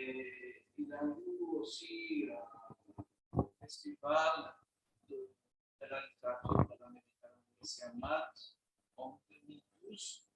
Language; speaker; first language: French; non-native, learner; Maltese